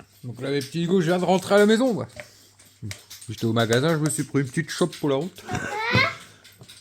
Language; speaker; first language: French; native; French